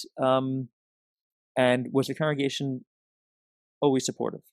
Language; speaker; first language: English; native; English